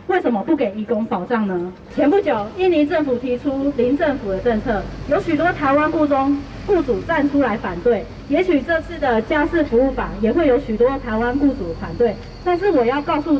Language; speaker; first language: Chinese; non-native, fluent; Indonesian